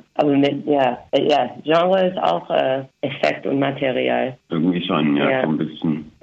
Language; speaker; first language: German; non-native, fluent; English